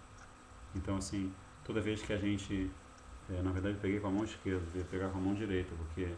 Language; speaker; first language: Portuguese; native; Portuguese